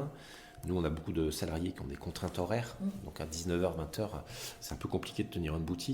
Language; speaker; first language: French; native; French